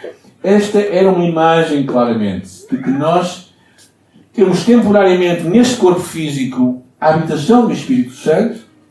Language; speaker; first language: Portuguese; native; Portuguese